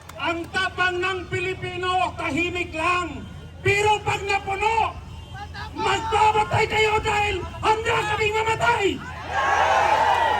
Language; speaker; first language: Filipino; non-native, local second language; Cebuano